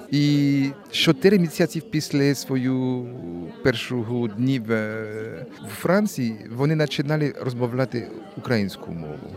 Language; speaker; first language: Ukrainian; non-native, learner; French